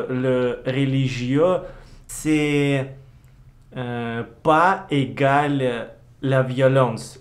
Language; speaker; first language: French; non-native, learner; Russian